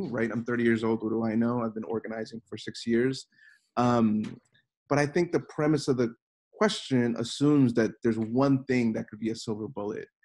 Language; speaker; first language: English; native; English